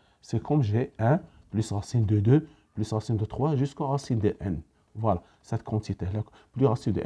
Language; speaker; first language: French; non-native, local second language; Arabic